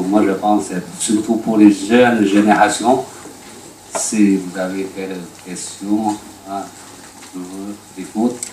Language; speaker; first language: French; non-native, learner; Chinese